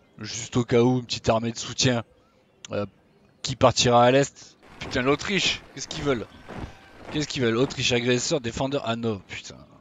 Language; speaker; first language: French; native; French